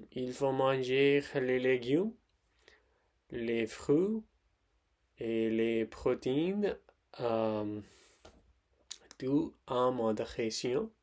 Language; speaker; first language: French; non-native, learner; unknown